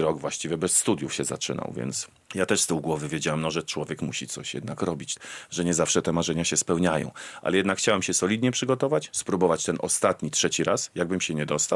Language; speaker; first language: Polish; native; Polish